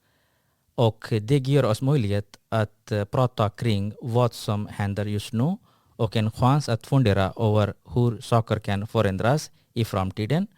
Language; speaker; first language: Swedish; non-native, fluent; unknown